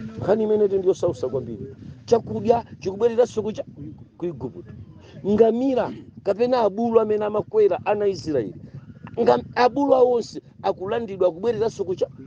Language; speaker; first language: Nyanja; non-native, local second language; Tumbuka